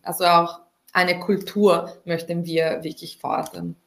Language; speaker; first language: German; non-native, fluent; Italian